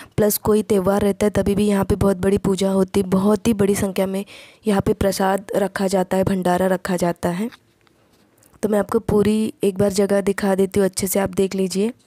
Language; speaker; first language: Hindi; non-native, local second language; Marathi